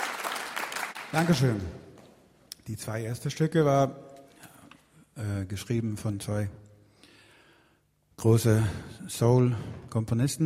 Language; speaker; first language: German; non-native, fluent; Swedish